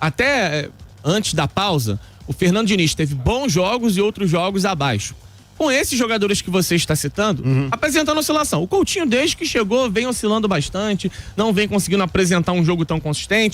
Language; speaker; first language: Portuguese; native; Portuguese